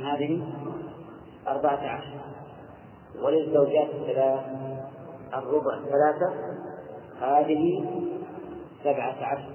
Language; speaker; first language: Arabic; native; Arabic